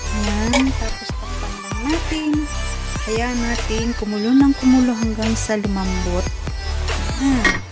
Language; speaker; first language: Filipino; non-native, local second language; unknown